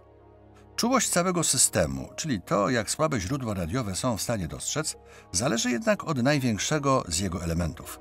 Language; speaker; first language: Polish; native; Polish